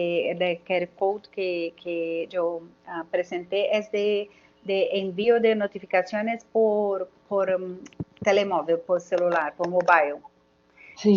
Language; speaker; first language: Spanish; non-native, learner; Portuguese